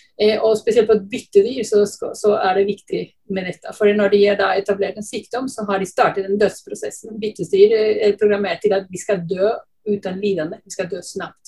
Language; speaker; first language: Norwegian; non-native, fluent; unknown